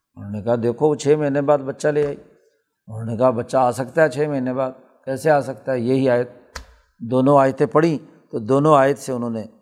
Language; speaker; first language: Urdu; non-native, local second language; Punjabi